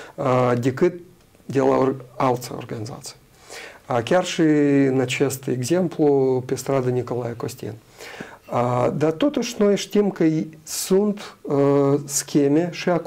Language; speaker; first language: Romanian; non-native, local second language; Russian